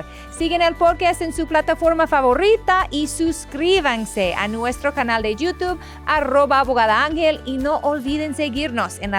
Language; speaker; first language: Spanish; non-native, fluent; English